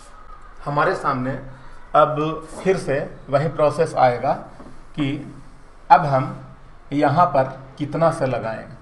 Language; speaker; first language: Hindi; native; Hindi